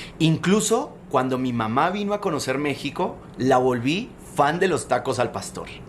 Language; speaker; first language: Spanish; native; Spanish